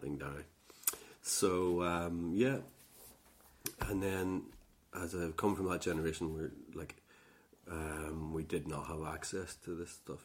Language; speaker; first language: English; native; English